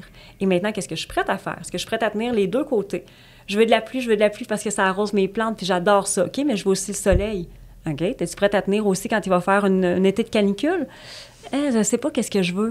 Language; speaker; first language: French; native; French